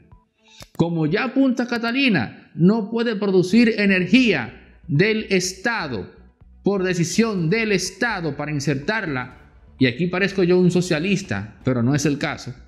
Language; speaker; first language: Spanish; native; Spanish